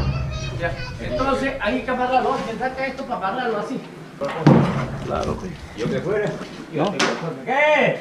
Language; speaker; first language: Spanish; native; Spanish